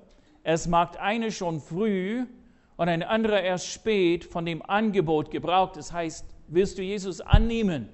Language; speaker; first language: German; non-native, fluent; English